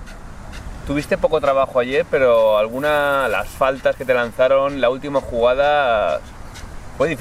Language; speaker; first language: Spanish; native; Spanish